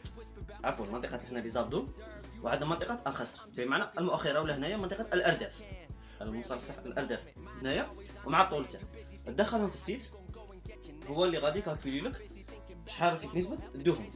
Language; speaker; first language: Arabic; native; Arabic